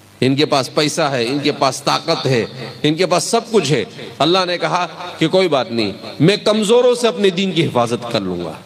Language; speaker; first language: Urdu; non-native, local second language; Gujarati